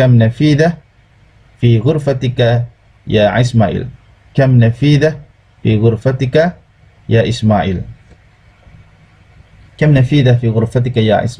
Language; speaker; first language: Arabic; non-native, fluent; Indonesian